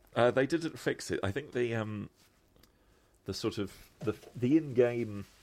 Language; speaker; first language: English; native; English